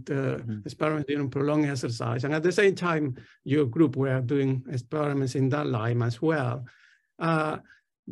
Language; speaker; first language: English; non-native, fluent; Spanish